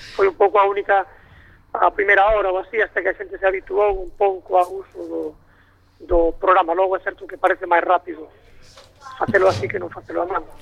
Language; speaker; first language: Galician; non-native, local second language; Spanish